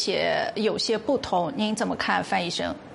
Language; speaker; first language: Chinese; native; Chinese